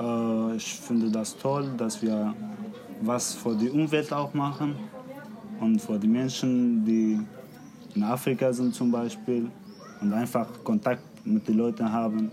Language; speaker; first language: German; non-native, learner; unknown